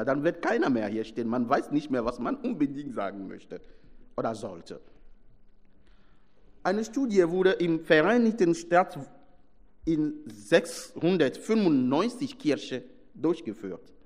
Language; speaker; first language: German; non-native, fluent; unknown